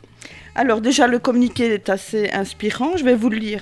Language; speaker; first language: French; native; French